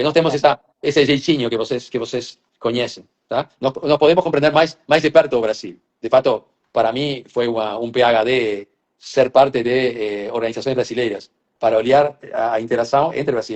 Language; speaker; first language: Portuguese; non-native, fluent; Spanish